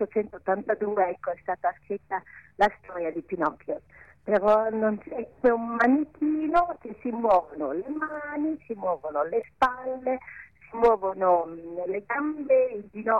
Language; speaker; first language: Italian; non-native, local second language; Ladin